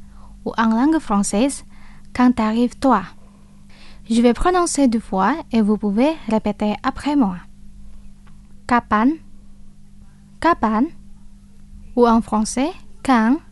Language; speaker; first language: French; non-native, fluent; Indonesian